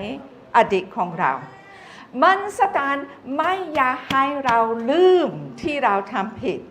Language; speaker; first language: Thai; non-native, fluent; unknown